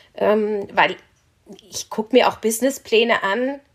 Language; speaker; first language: German; native; German